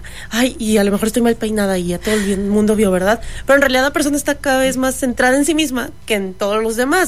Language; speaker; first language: Spanish; native; Spanish